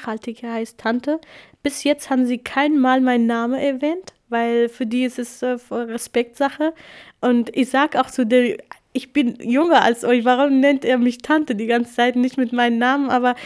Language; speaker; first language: German; non-native, fluent; Kurdish